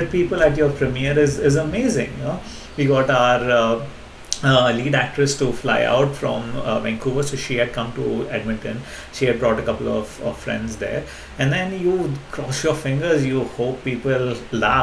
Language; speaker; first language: English; non-native, local second language; Hindi